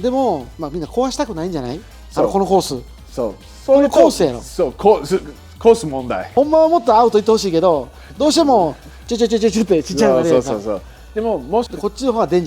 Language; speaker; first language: Japanese; native; Japanese